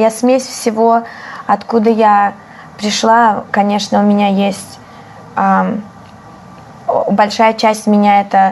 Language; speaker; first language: Russian; early bilingual, other home language; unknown